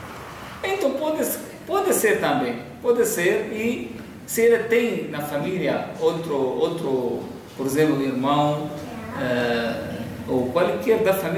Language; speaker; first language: Portuguese; non-native, fluent; Arabic